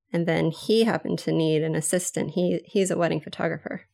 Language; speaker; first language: English; native; English